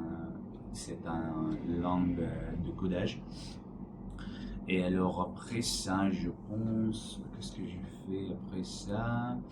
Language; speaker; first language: French; non-native, learner; Arabic